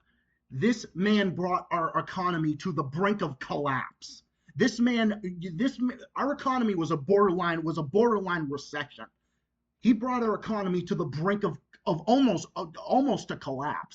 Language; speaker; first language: English; native; English